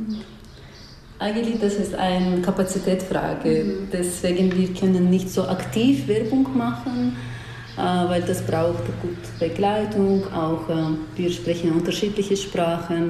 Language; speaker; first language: German; non-native, fluent; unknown